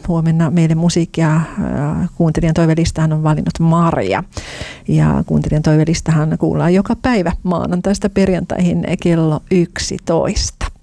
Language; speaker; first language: Finnish; native; Finnish